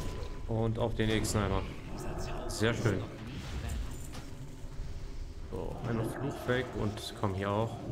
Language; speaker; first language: German; native; German